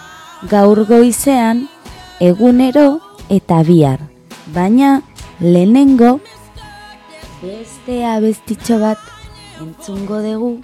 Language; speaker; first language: Basque; non-native, local second language; Spanish